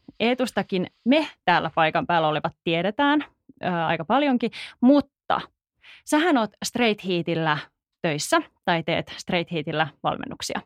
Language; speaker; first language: Finnish; native; Finnish